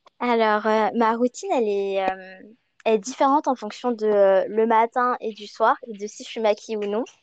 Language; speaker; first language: French; early bilingual, other home language; Chinese